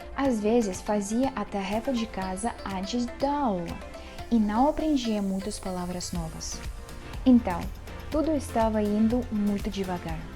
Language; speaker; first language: Portuguese; non-native, learner; Russian